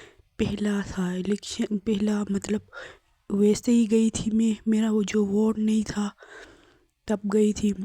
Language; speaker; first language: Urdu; non-native, local second language; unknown